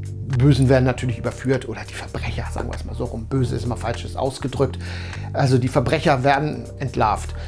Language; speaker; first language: German; native; German